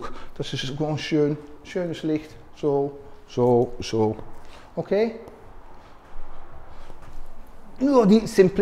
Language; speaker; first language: German; non-native, learner; Dutch